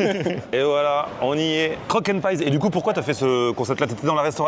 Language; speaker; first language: French; native; French